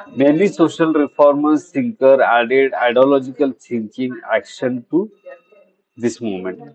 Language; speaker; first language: English; non-native, local second language; Marathi